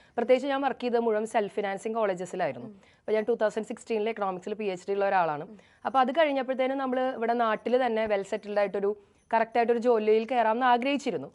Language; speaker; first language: Malayalam; native; Malayalam